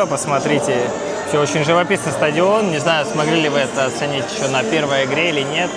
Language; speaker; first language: Russian; native; Russian